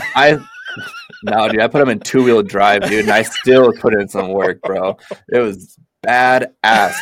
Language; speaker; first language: English; native; English